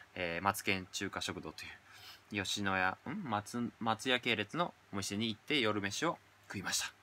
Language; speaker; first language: Japanese; native; Japanese